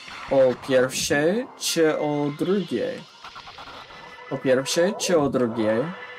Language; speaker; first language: Polish; non-native, learner; English